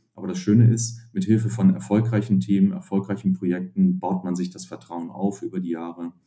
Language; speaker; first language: German; native; German